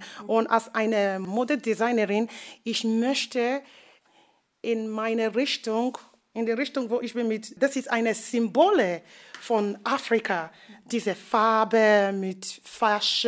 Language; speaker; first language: German; non-native, fluent; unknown